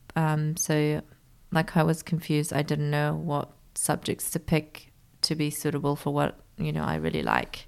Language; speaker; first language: English; early bilingual, other home language; Persian